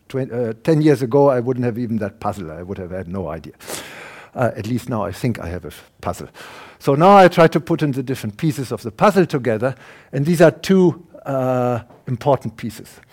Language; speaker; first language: English; non-native, fluent; German